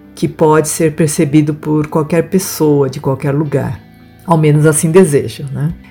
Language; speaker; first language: Portuguese; non-native, local second language; Japanese